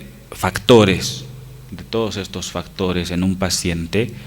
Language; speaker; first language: Spanish; native; Spanish